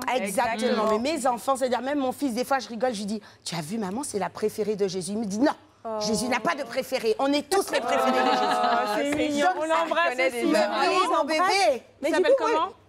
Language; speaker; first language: French; native; French